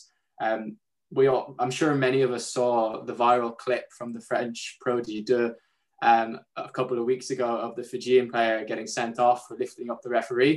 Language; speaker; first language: English; native; English